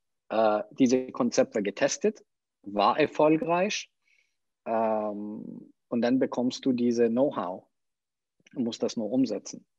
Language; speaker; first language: German; non-native, fluent; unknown